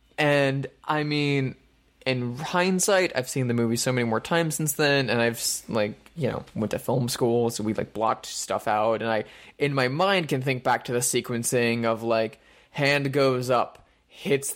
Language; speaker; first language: English; native; English